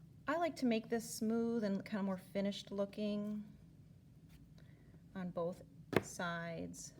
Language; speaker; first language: English; native; English